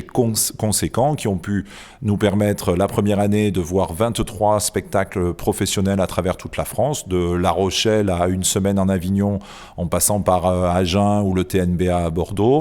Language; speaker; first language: French; native; French